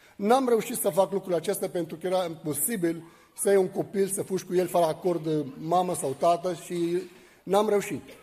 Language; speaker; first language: Romanian; non-native, fluent; Arabic